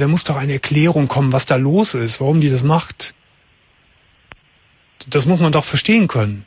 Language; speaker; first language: German; native; German